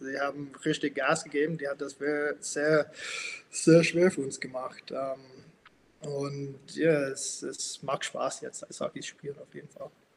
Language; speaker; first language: German; non-native, fluent; English